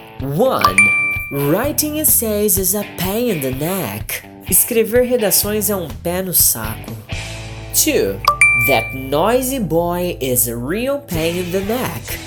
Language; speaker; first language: English; non-native, fluent; Portuguese